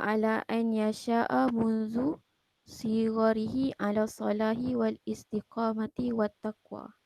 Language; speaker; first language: Arabic; non-native, learner; Malay